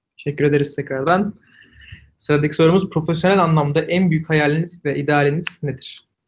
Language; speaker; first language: Turkish; native; Turkish